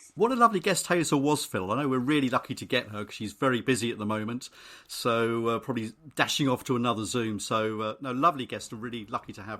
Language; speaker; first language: English; native; English